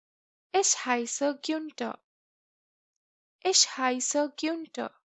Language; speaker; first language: German; non-native, fluent; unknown